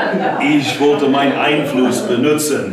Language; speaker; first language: German; non-native, learner; English